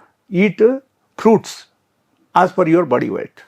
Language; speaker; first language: English; non-native, local second language; Telugu